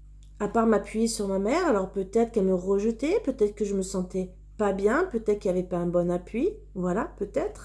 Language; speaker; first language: French; native; French